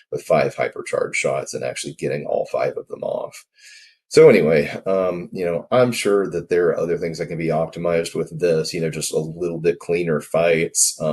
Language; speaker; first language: English; native; English